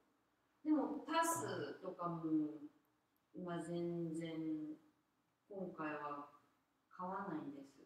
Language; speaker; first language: Japanese; non-native, fluent; Korean